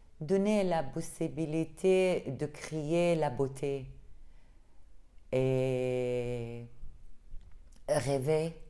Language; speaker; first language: French; non-native, learner; Arabic